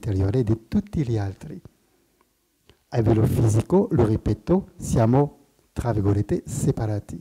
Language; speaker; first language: Italian; non-native, fluent; French